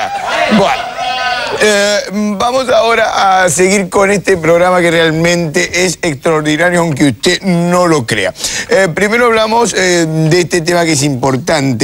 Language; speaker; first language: Spanish; native; Spanish